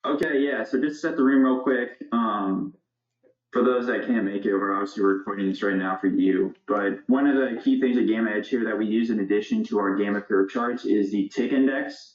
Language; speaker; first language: English; native; English